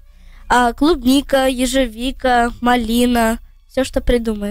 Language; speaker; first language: Russian; early bilingual, heritage; Russian